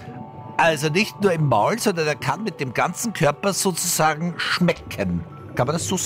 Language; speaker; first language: German; native; German